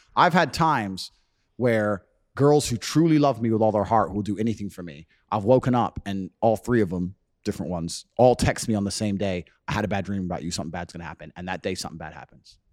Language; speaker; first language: English; native; English